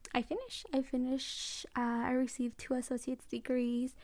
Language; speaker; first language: English; early bilingual, other home language; Mixtepec Mixtec